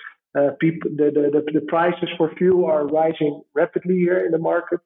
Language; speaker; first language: English; non-native, fluent; Dutch